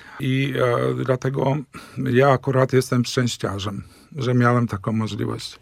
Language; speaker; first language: Polish; early bilingual, heritage; Polish